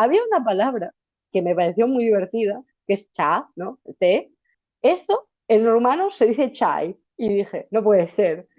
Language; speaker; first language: Spanish; native; Spanish